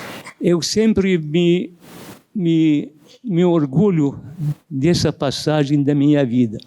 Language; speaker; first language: Portuguese; non-native, fluent; Arabic